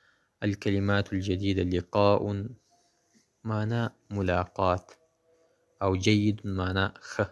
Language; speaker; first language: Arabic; non-native, fluent; Pashto